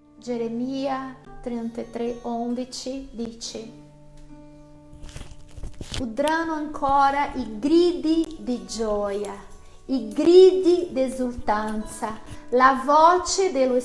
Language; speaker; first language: Italian; non-native, fluent; Portuguese